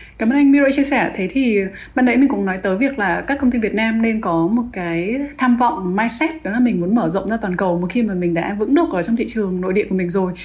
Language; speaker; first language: Vietnamese; native; Vietnamese